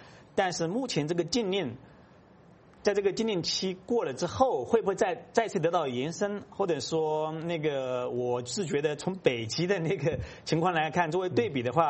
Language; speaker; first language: Chinese; native; Chinese